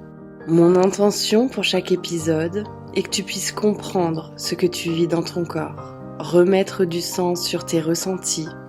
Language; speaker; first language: French; native; French